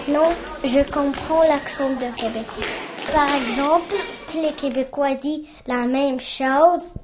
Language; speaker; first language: French; early bilingual, other home language; Arabic